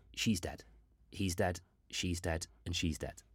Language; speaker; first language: English; native; English